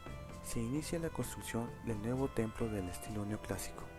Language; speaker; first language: Spanish; native; Spanish